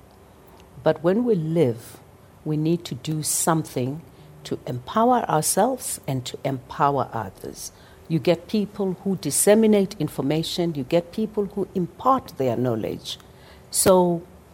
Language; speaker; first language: English; non-native, local second language; Zulu